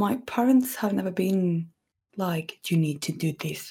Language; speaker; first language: English; non-native, fluent; Spanish